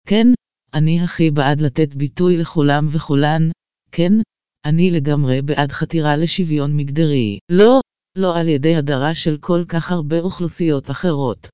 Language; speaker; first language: Hebrew; native; Hebrew